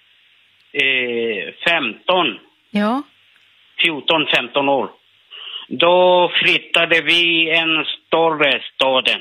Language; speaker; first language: Swedish; non-native, learner; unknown